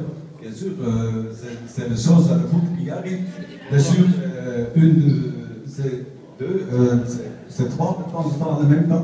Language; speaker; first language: French; non-native, learner; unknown